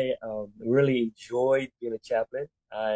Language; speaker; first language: English; native; English